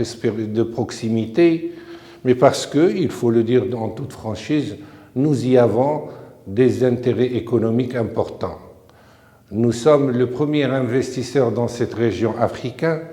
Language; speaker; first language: French; non-native, local second language; Arabic